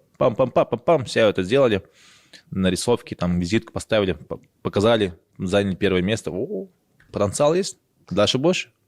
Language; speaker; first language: Russian; native; Russian